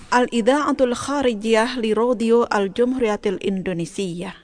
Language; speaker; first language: Arabic; non-native, fluent; Indonesian